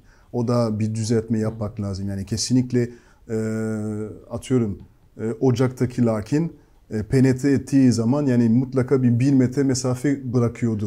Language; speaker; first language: Turkish; non-native, fluent; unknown